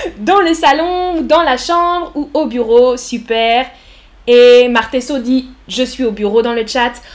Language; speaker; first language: French; native; French